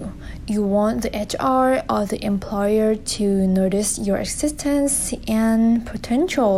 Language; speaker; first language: English; non-native, fluent; Thai